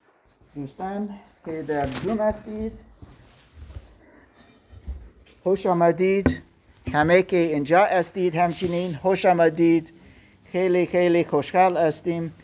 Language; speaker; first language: Persian; non-native, learner; German